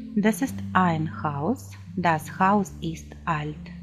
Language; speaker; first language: German; non-native, fluent; Ukrainian